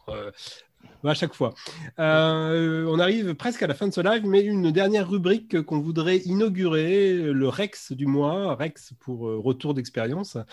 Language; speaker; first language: French; native; French